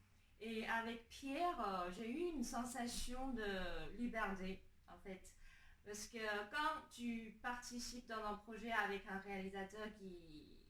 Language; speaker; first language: French; non-native, fluent; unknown